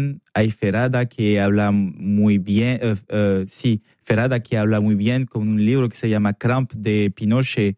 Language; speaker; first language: Spanish; non-native, fluent; French